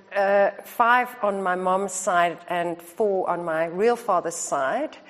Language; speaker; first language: English; native; English